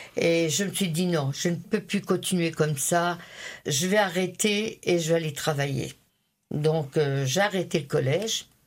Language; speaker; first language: French; early bilingual, other home language; Italian